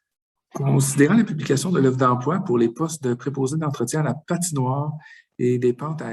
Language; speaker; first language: French; native; French